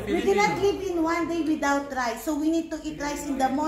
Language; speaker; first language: English; non-native, local second language; Filipino